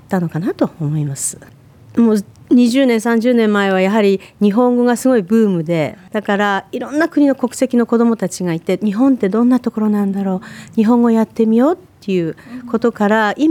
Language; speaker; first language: Japanese; native; Japanese